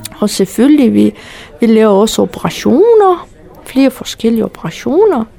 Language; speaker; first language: Danish; non-native, fluent; Romanian